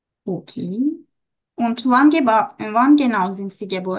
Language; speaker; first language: German; non-native, learner; Turkish